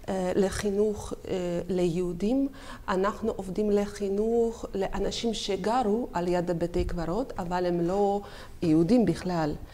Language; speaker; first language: Hebrew; non-native, learner; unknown